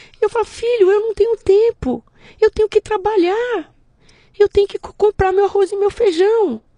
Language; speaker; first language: Portuguese; native; Portuguese